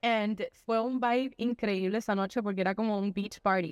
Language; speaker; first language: Spanish; early bilingual, heritage; Spanish